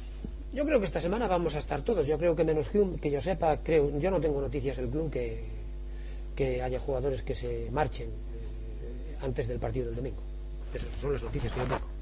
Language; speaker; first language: Spanish; native; Spanish